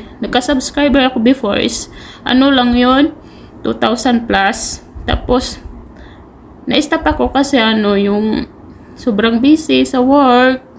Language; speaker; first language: Filipino; non-native, local second language; Cebuano